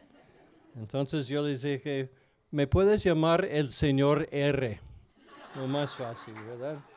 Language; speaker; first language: Spanish; non-native, fluent; English